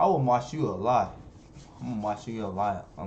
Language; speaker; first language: English; native; English